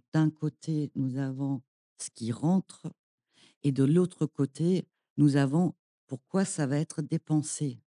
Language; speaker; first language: French; non-native, fluent; German